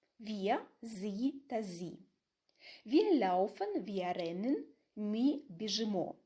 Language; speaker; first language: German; non-native, fluent; Ukrainian